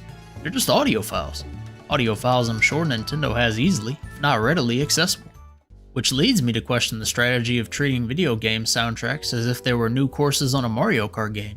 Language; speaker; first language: English; native; English